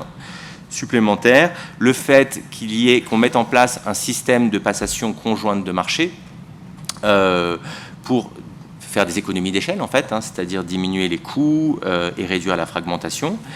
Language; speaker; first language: French; native; French